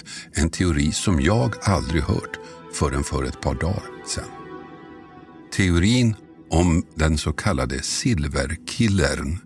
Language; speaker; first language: Swedish; native; Swedish